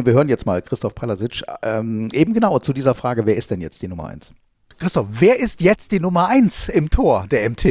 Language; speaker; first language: German; native; German